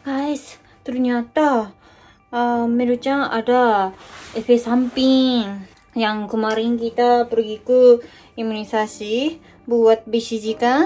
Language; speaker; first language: Indonesian; native; Indonesian